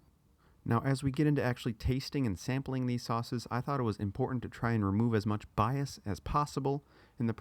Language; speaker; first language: English; native; English